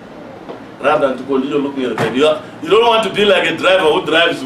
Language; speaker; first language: English; non-native, local second language; Shona